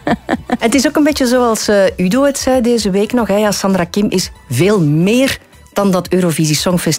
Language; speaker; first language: Dutch; native; Dutch